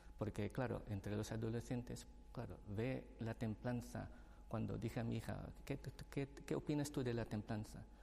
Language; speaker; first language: Spanish; non-native, fluent; Filipino